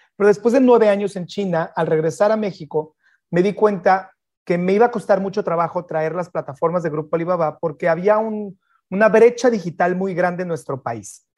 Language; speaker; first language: Spanish; native; Spanish